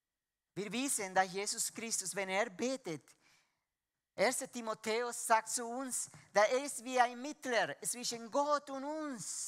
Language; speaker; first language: German; non-native, fluent; Spanish